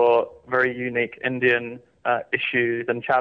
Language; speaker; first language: English; native; English